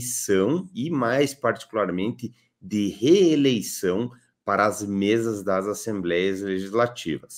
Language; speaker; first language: Portuguese; native; Portuguese